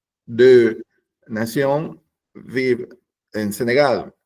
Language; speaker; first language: French; non-native, learner; Spanish